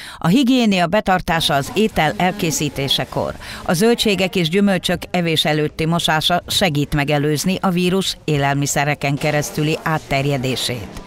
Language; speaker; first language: Hungarian; native; Hungarian